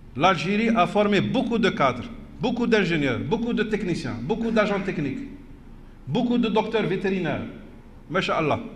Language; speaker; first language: French; non-native, local second language; Arabic